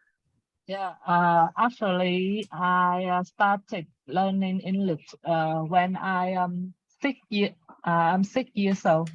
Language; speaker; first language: English; non-native, learner; Vietnamese